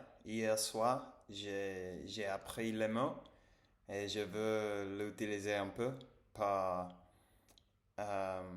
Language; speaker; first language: French; non-native, learner; English